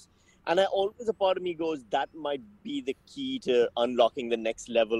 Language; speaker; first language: English; non-native, local second language; Urdu